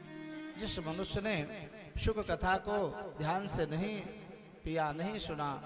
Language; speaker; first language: Hindi; native; Hindi